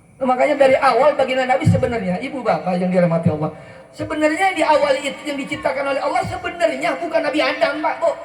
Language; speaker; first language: Indonesian; native; Indonesian